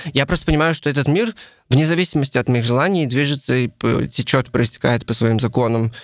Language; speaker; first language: Russian; native; Russian